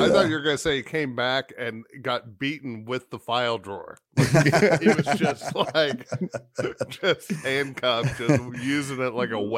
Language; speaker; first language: English; native; English